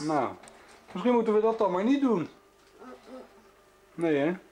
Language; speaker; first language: Dutch; native; Dutch